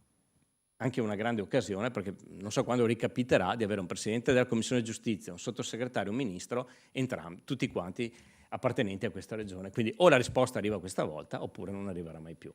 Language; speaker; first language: Italian; native; Italian